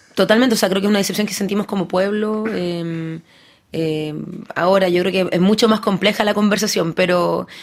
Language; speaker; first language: Spanish; early bilingual, heritage; French